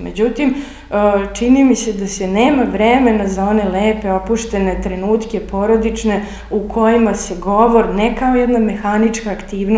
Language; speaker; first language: Serbian; native; Serbian